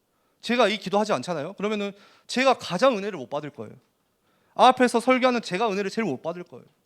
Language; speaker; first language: Korean; native; Korean